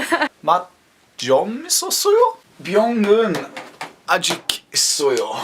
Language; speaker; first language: Korean; non-native, learner; English